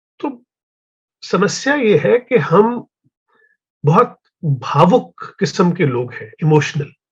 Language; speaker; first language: Hindi; native; Hindi